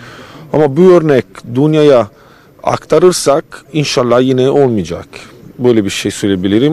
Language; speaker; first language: Turkish; non-native, fluent; Italian